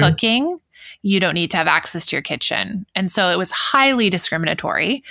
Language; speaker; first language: English; native; English